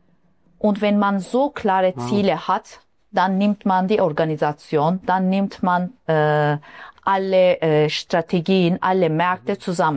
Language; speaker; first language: German; non-native, fluent; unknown